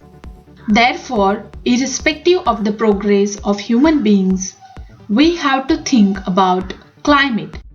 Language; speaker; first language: English; non-native, local second language; Marathi